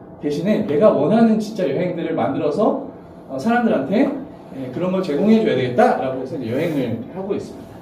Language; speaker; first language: Korean; native; Korean